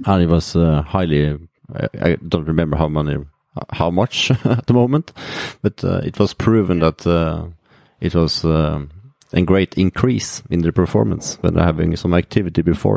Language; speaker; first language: English; non-native, fluent; Norwegian